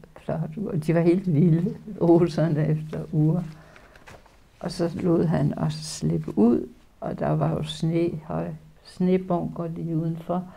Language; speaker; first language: Danish; early bilingual, other home language; Polish